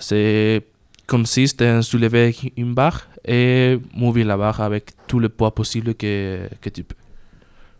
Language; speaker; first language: French; non-native, learner; Spanish